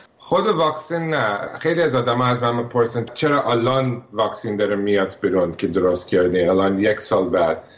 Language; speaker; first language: Persian; early bilingual, heritage; Persian